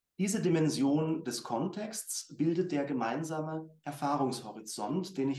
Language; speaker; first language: German; native; German